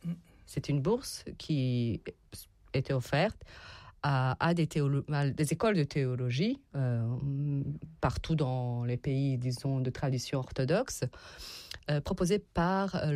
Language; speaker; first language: French; non-native, fluent; Serbian